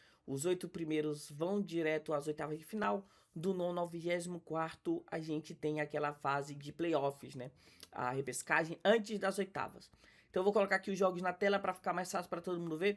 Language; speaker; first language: Portuguese; native; Portuguese